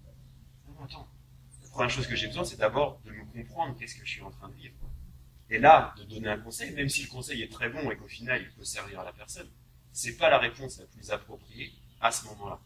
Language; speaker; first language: French; native; French